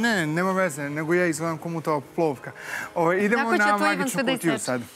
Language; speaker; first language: Serbian; native; Serbian